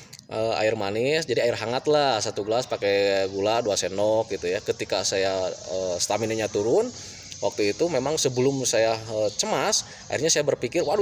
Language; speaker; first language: Indonesian; native; Indonesian